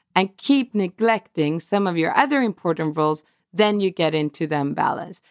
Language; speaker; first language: English; non-native, fluent; Swedish